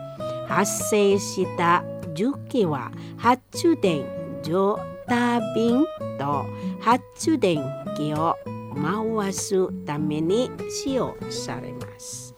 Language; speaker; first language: Japanese; non-native, fluent; Indonesian